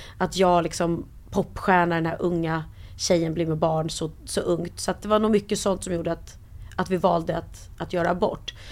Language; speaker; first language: Swedish; native; Swedish